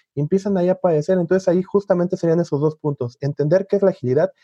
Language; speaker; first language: Spanish; native; Spanish